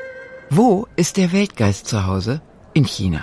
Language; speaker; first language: German; native; German